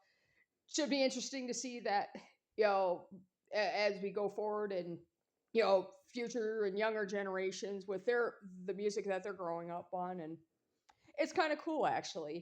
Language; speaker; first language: English; native; English